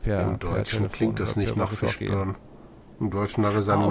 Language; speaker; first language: German; native; German